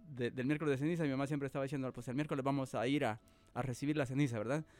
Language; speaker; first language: Spanish; native; Spanish